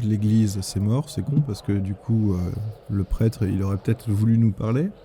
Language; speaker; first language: French; native; French